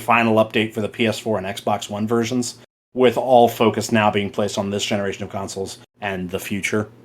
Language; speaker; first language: English; native; English